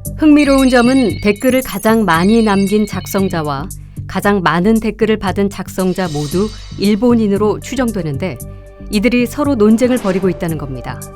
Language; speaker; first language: Korean; native; Korean